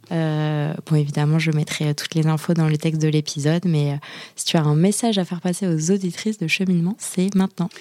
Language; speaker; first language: French; native; French